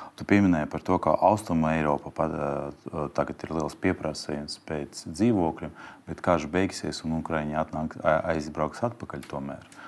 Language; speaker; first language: Latvian; non-native, local second language; Russian